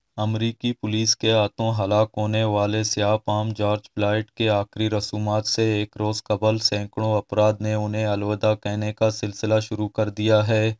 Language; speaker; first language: Urdu; non-native, local second language; Baluchi